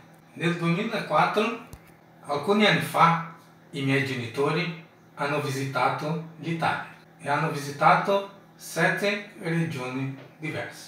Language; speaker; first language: Italian; non-native, fluent; Portuguese